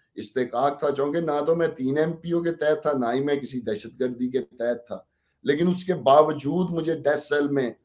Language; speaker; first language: Urdu; non-native, local second language; Punjabi